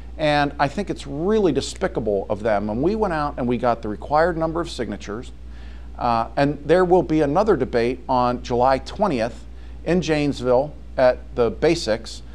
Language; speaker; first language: English; native; English